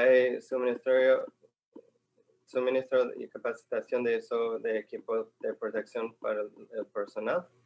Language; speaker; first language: Spanish; non-native, fluent; English